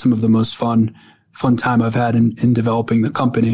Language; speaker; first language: English; native; English